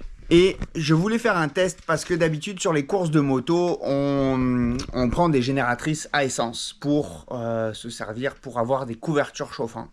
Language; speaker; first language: French; native; French